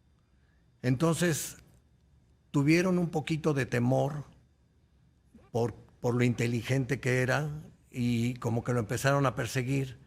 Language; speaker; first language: Spanish; native; Spanish